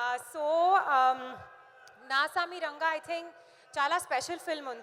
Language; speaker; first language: Telugu; non-native, learner; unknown